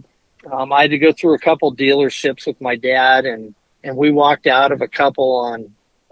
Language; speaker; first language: English; native; English